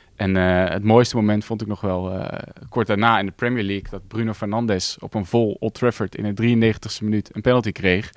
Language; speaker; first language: Dutch; native; Dutch